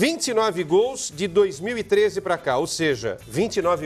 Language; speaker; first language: Portuguese; native; Portuguese